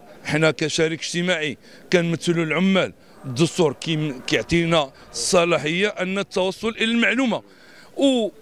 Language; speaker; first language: Arabic; native; Arabic